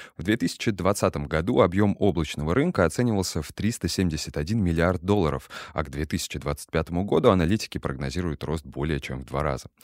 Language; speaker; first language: Russian; native; Russian